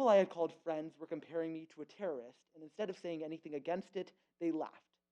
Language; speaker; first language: English; early bilingual, other home language; Urdu